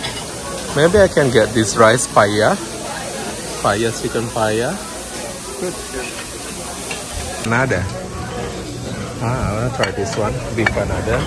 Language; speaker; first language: English; non-native, learner; Indonesian